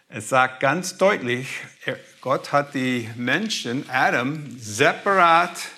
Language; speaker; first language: German; non-native, fluent; English